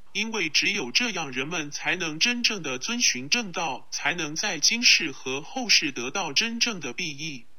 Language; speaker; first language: Chinese; non-native, local second language; Cantonese